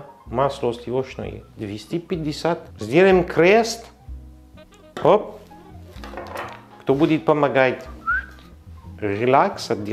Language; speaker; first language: Russian; non-native, learner; French